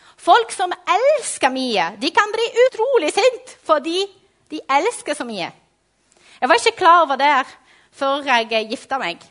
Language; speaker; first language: Norwegian; non-native, fluent; Portuguese